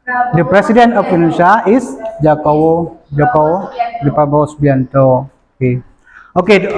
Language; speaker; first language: English; non-native, learner; Indonesian